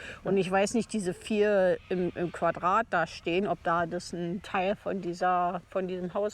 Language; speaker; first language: German; native; German